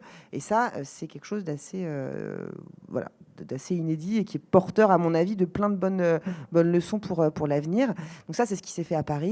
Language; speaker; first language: French; native; French